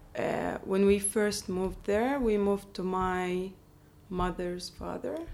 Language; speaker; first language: English; non-native, fluent; Arabic